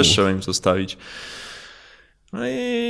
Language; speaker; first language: Polish; early bilingual, heritage; Polish